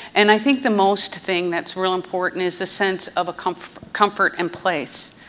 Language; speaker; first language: English; native; English